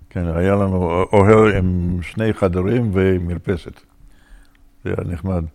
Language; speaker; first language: Hebrew; non-native, fluent; English